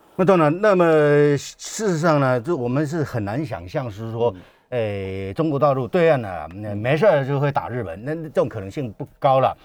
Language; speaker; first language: Chinese; native; Chinese